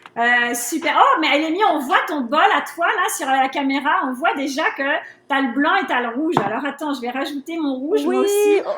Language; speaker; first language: French; native; French